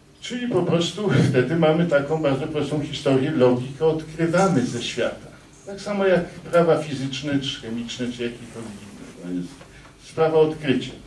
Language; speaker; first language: Polish; native; Polish